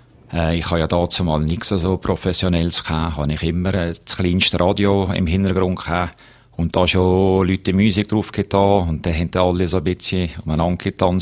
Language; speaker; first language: German; native; German